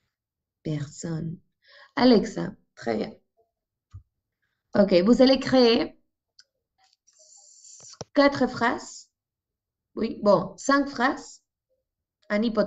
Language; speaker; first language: French; non-native, fluent; Spanish